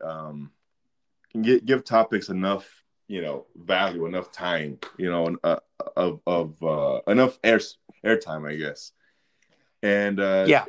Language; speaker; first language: English; native; English